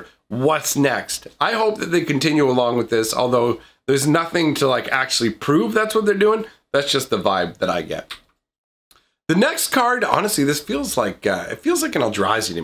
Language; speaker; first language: English; native; English